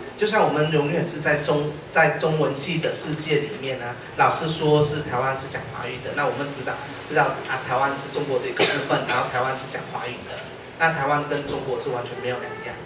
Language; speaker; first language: Chinese; non-native, fluent; Vietnamese